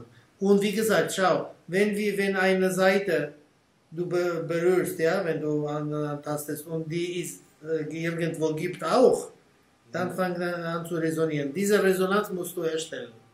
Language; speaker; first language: German; non-native, fluent; Armenian